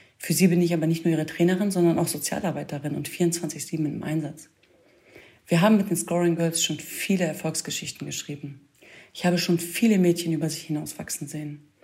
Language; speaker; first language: German; early bilingual, other home language; Kurdish